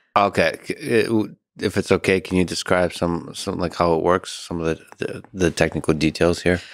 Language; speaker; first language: English; early bilingual, other home language; Russian